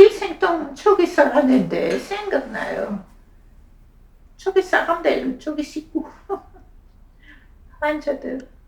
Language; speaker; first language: Korean; non-native, fluent; German